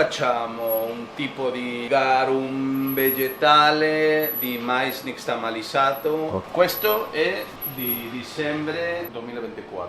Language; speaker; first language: Italian; non-native, learner; Spanish